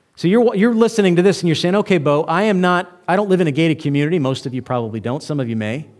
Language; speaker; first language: English; native; English